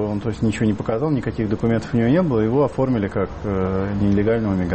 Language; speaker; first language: Russian; native; Russian